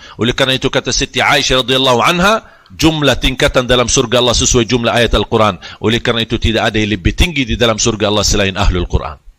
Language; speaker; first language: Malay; non-native, fluent; Arabic